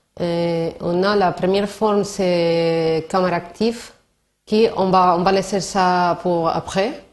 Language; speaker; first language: French; non-native, learner; Spanish